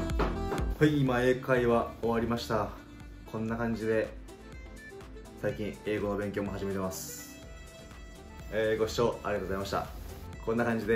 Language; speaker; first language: Japanese; native; Japanese